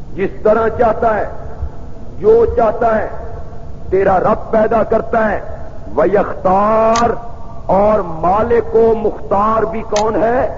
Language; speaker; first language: Urdu; non-native, local second language; Punjabi